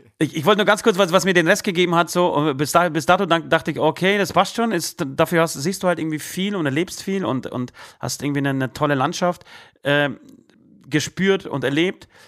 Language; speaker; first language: German; early bilingual, other home language; Polish